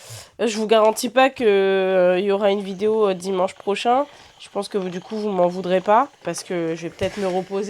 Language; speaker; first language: French; native; French